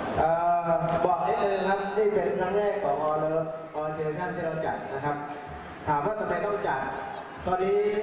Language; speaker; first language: Thai; non-native, local second language; Hmong